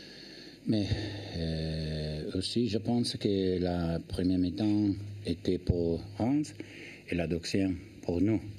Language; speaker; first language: French; non-native, learner; Italian